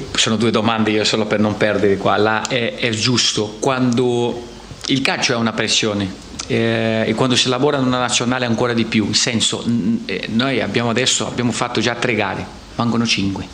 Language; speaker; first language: Italian; non-native, fluent; Portuguese